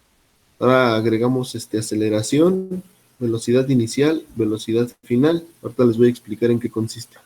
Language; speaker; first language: Spanish; native; Spanish